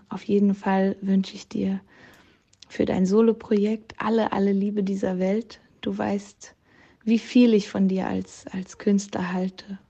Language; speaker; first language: German; native; German